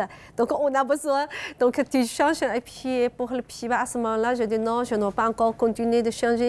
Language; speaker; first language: French; non-native, learner; Chinese